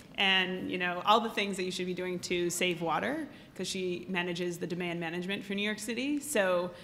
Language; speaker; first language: English; native; English